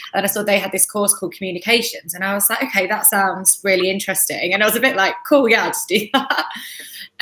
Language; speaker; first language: English; native; English